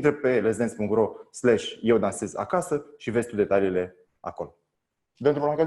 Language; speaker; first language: Romanian; native; Romanian